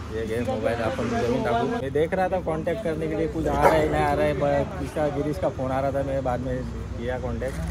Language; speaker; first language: Hindi; non-native, local second language; Marathi